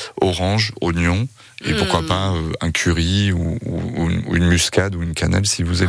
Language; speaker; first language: French; native; French